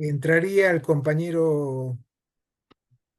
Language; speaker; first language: Spanish; native; Spanish